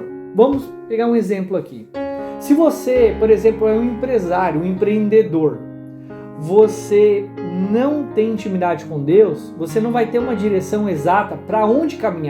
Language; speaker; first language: Portuguese; native; Portuguese